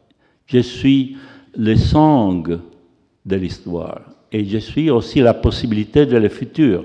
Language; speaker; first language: French; non-native, fluent; Italian